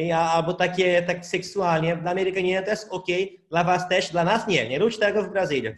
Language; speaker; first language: Polish; non-native, fluent; Portuguese